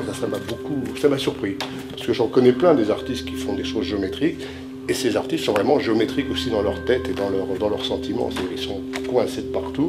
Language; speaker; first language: French; native; French